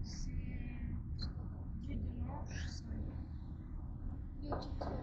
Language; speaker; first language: French; non-native, learner; Russian